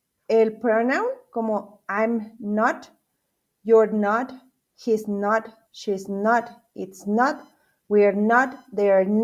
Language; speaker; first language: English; non-native, fluent; Spanish